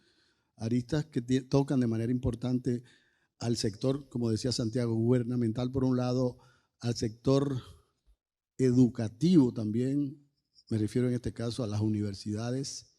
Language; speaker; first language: Spanish; native; Spanish